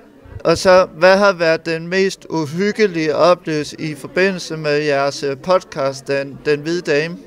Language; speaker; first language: Danish; native; Danish